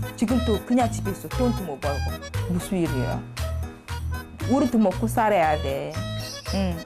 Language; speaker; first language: Korean; non-native, learner; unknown